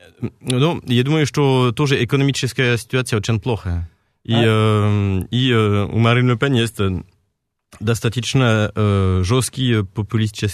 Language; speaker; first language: Russian; non-native, fluent; French